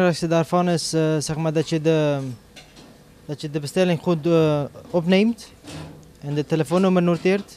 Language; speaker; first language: Dutch; non-native, local second language; Kurdish